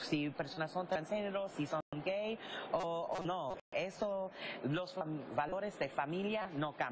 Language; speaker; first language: Spanish; early bilingual, heritage; English